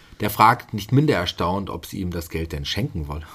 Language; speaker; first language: German; native; German